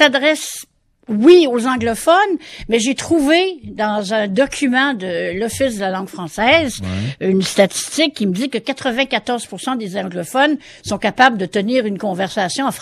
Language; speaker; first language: French; native; French